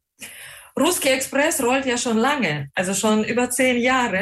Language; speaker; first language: German; non-native, fluent; Russian